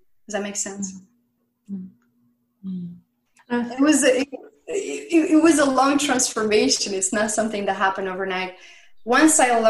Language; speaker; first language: English; non-native, fluent; Romanian